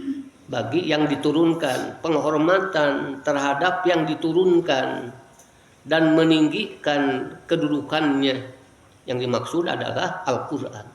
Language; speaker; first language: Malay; non-native, local second language; Sundanese